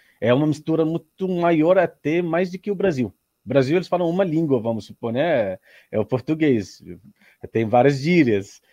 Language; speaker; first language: Portuguese; non-native, learner; Arabic